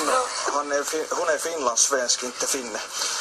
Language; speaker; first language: Swedish; non-native, local second language; Finnish